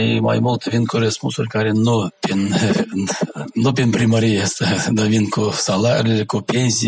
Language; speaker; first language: Romanian; non-native, local second language; Gagauz